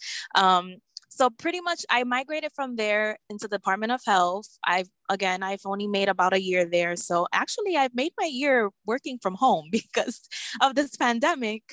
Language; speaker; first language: English; native; English